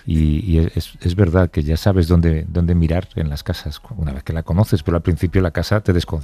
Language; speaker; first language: Spanish; native; Spanish